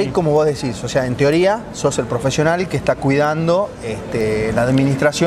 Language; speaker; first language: Spanish; native; Spanish